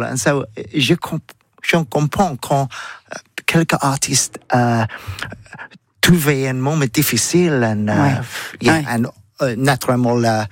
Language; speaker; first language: French; non-native, learner; English